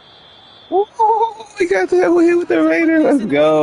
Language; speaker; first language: English; native; English